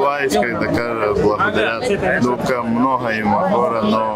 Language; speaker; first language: Bulgarian; non-native, learner; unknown